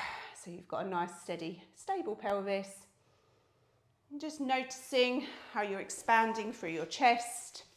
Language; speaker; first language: English; native; English